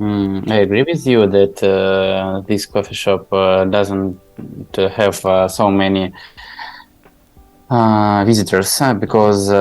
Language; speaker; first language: English; non-native, learner; Tajik